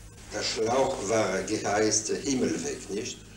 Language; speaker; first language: German; non-native, fluent; French